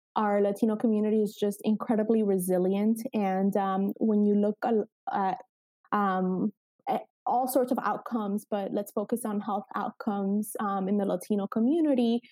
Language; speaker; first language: English; early bilingual, other home language; Spanish